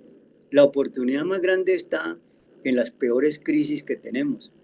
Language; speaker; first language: Spanish; native; Spanish